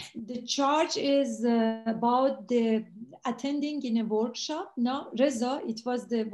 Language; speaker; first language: English; non-native, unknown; Persian